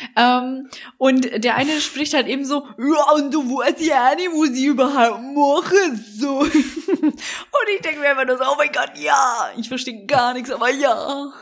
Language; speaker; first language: German; native; German